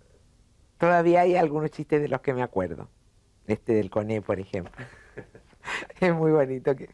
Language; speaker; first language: Spanish; native; Spanish